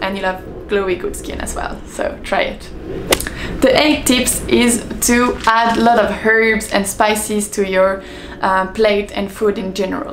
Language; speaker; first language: English; non-native, fluent; French